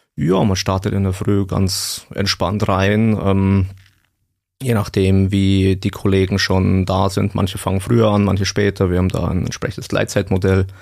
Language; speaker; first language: German; native; German